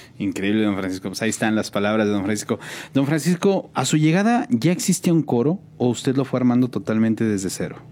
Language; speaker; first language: Spanish; native; Spanish